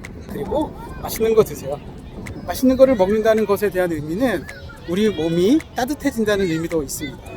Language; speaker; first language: Korean; native; Korean